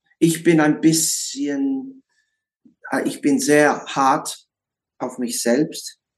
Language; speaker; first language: German; non-native, learner; English